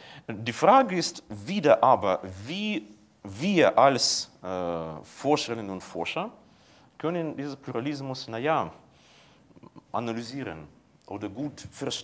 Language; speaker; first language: German; non-native, fluent; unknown